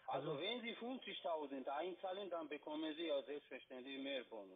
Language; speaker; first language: German; non-native, fluent; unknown